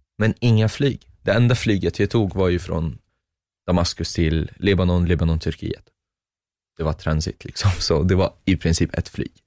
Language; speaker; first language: Swedish; non-native, fluent; Arabic